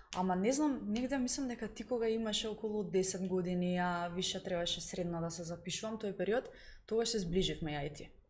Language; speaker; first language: Macedonian; native; Macedonian